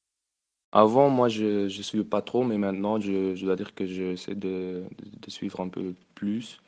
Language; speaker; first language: French; early bilingual, other home language; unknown